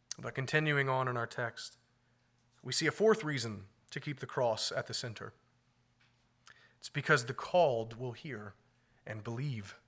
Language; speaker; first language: English; native; English